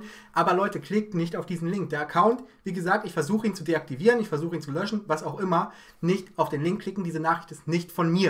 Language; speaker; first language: German; native; German